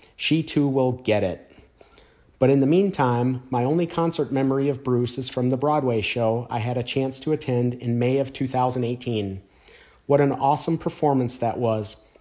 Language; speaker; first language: English; native; English